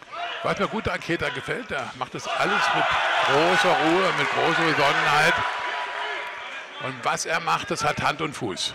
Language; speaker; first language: German; native; German